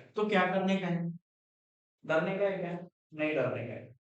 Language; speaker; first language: Hindi; non-native, local second language; Marathi